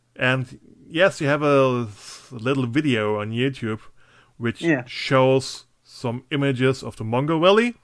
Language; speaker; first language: English; non-native, fluent; German